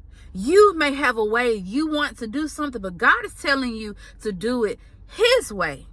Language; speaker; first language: English; native; English